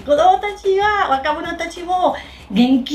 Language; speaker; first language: Japanese; non-native, learner; Spanish